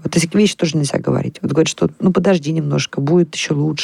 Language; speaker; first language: Russian; native; Russian